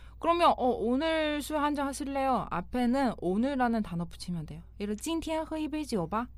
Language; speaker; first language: Korean; non-native, fluent; Chinese